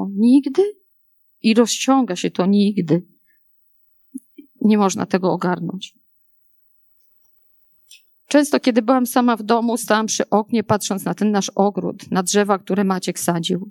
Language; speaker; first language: Polish; native; Polish